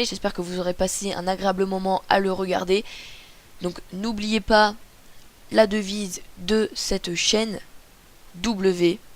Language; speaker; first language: French; native; French